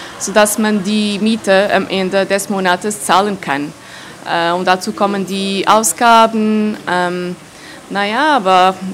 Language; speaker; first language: German; non-native, fluent; Portuguese